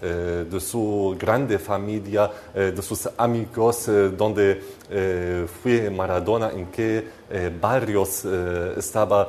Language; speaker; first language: Spanish; non-native, fluent; Arabic